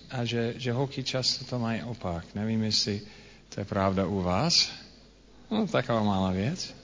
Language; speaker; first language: Czech; non-native, fluent; English